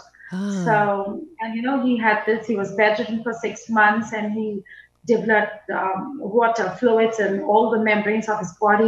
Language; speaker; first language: English; non-native, local second language; Hindi